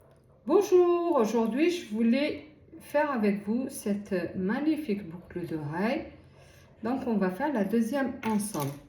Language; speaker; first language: French; native; French